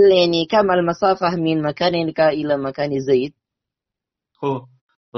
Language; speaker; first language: Arabic; non-native, learner; Indonesian